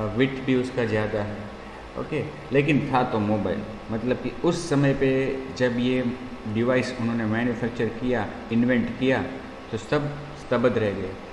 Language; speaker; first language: Hindi; non-native, local second language; Gujarati